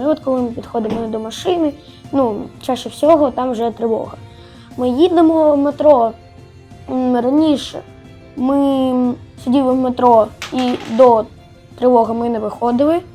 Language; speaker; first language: Ukrainian; non-native, local second language; Russian